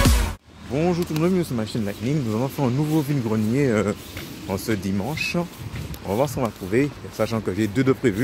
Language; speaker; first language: French; native; French